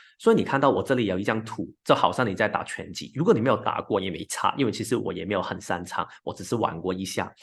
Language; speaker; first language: Chinese; non-native, local second language; Cantonese